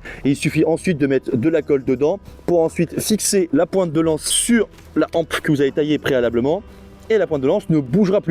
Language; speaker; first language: French; native; French